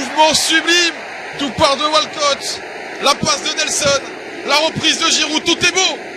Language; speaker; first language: French; native; French